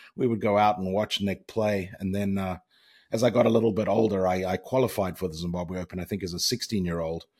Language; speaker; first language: English; native; English